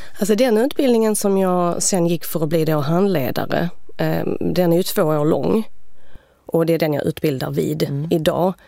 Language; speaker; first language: Swedish; native; Swedish